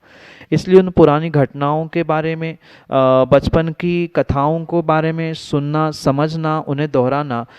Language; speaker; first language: Hindi; native; Hindi